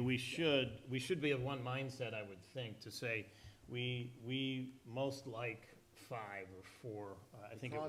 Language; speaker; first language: English; native; English